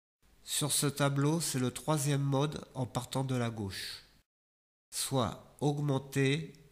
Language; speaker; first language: French; native; French